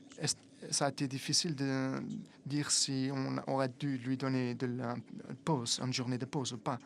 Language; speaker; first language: French; non-native, fluent; Italian